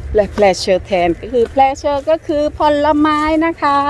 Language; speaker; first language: Thai; non-native, local second language; Northern Khmer